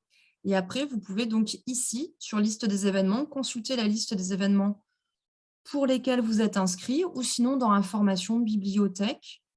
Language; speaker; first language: French; native; French